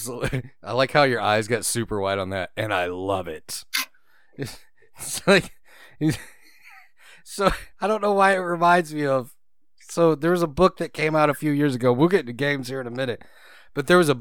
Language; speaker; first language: English; native; English